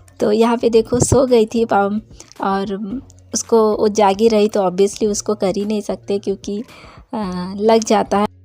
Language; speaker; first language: Hindi; non-native, local second language; Bangla